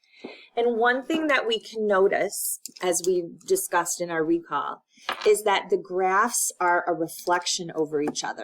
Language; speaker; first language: English; native; English